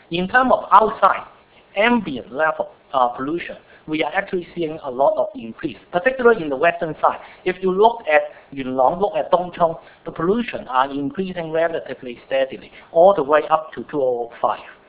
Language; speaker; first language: English; non-native, local second language; Cantonese